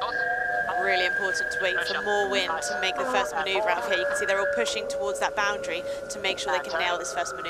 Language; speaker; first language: English; native; English